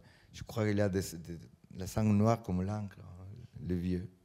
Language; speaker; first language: French; non-native, learner; Spanish